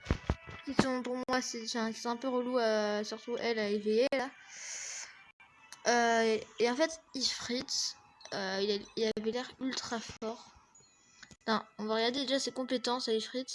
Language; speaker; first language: French; native; French